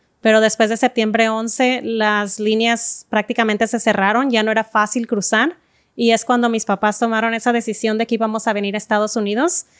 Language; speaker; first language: Spanish; native; Spanish